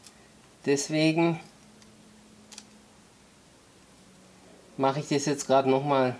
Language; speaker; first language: German; native; German